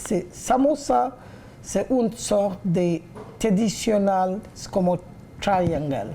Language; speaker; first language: French; non-native, learner; Bangla